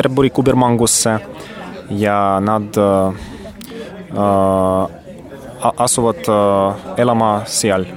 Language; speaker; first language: Estonian; non-native, learner; Russian